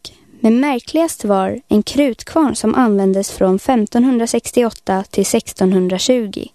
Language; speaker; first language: Swedish; native; Swedish